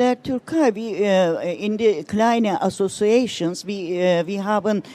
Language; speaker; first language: German; non-native, learner; Turkish